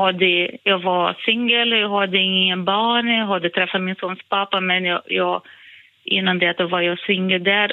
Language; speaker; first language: Swedish; non-native, fluent; Portuguese